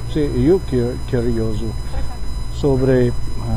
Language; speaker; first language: Portuguese; non-native, learner; English